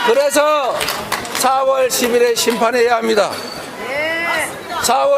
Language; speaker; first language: Korean; native; Korean